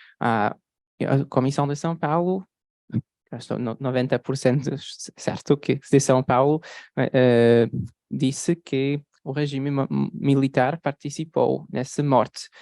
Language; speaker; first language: Portuguese; non-native, fluent; Polish